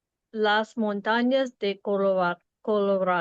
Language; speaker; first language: Spanish; non-native, learner; English